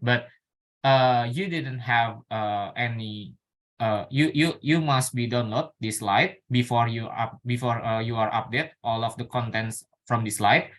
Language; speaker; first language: English; non-native, learner; Indonesian